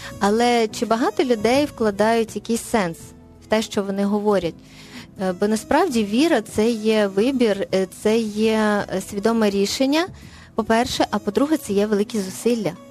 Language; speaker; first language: Ukrainian; non-native, local second language; Russian